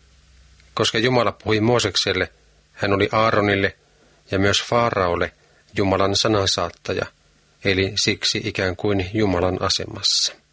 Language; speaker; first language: Finnish; native; Finnish